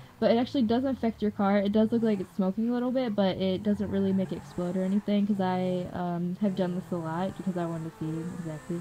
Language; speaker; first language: English; native; English